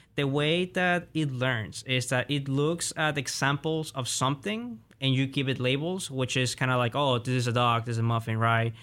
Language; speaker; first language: English; early bilingual, other home language; Spanish